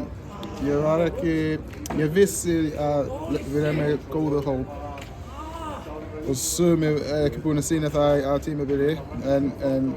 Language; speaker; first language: Icelandic; non-native, learner; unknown